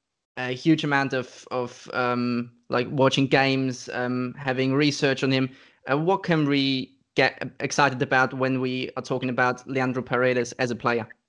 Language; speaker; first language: English; non-native, fluent; German